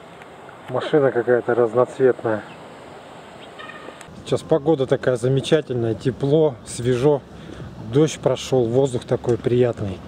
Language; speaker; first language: Russian; native; Russian